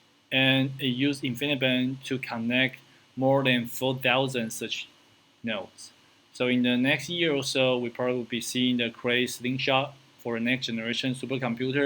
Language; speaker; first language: English; non-native, fluent; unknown